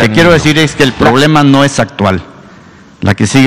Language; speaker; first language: Spanish; native; Spanish